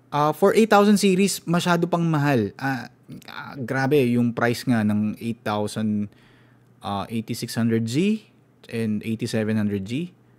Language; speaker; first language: Filipino; non-native, local second language; Cebuano